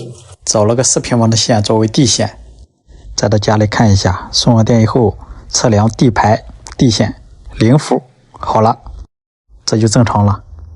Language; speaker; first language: Chinese; native; Chinese